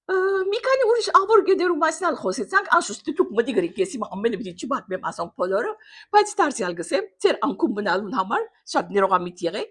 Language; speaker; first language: Armenian; early bilingual, heritage; Armenian